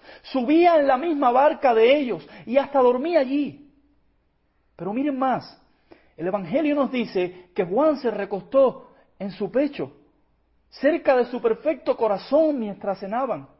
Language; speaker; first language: Spanish; native; Spanish